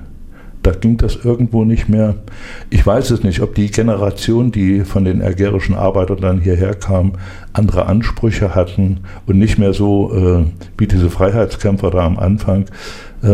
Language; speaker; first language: German; native; German